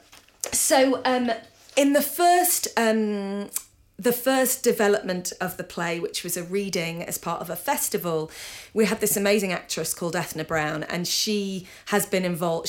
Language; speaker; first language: English; native; English